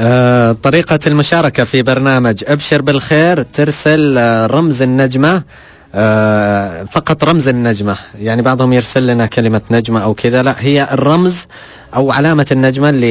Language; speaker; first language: Arabic; native; Arabic